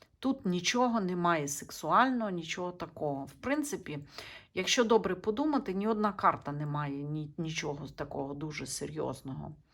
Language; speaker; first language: Ukrainian; non-native, local second language; Russian